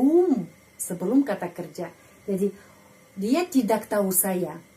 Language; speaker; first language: Indonesian; non-native, fluent; Russian